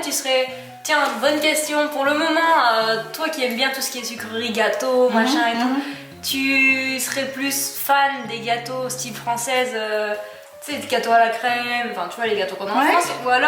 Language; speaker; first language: French; native; French